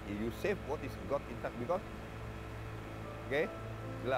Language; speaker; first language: English; non-native, learner; Indonesian